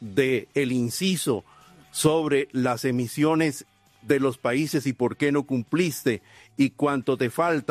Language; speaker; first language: Spanish; native; Spanish